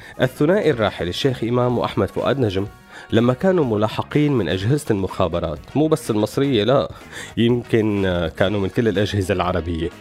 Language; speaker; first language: Arabic; native; Arabic